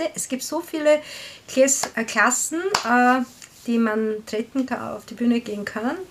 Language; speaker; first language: German; non-native, learner; Korean